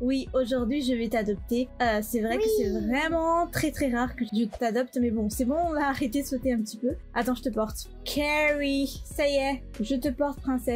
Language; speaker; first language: French; native; French